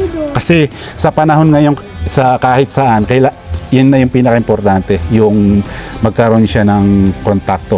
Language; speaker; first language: Filipino; non-native, local second language; Pampanga